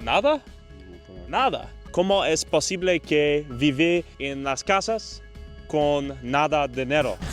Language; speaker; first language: Spanish; non-native, learner; English